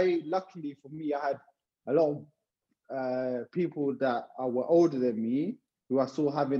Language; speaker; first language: English; native; English